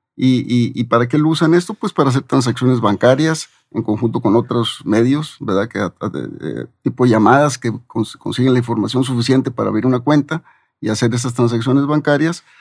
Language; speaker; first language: Spanish; native; Spanish